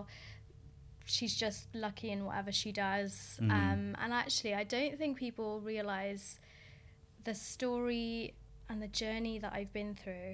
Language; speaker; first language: English; native; English